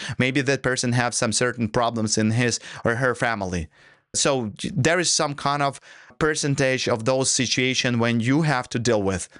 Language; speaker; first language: English; non-native, fluent; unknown